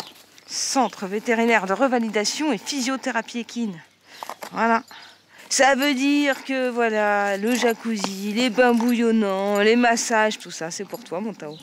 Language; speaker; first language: French; native; French